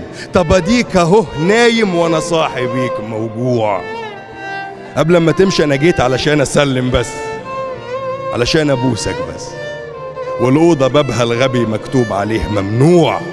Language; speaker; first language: Arabic; native; Arabic